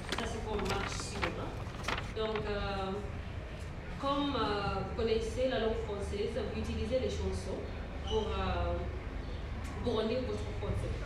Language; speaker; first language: French; non-native, learner; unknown